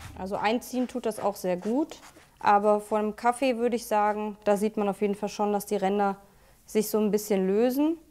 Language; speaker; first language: German; native; German